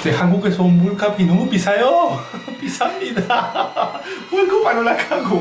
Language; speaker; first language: Korean; non-native, fluent; Spanish